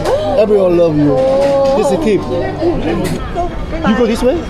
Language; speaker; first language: English; non-native, learner; Korean